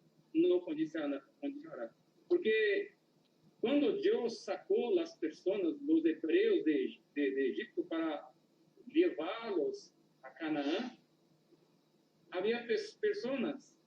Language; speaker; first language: Spanish; non-native, learner; Portuguese